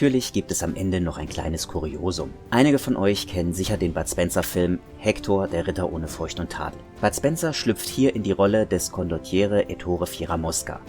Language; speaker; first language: German; native; German